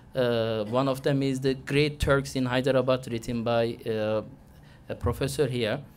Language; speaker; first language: English; non-native, fluent; Turkish